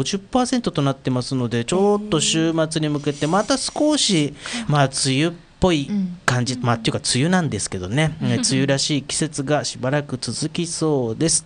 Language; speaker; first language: Japanese; native; Japanese